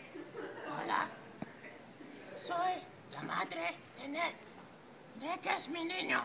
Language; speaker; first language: Spanish; non-native, learner; English